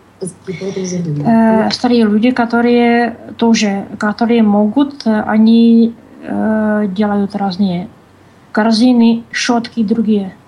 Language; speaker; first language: Russian; non-native, learner; Czech